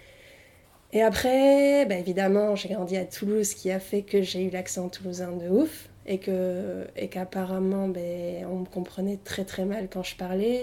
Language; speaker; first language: French; early bilingual, other home language; Arabic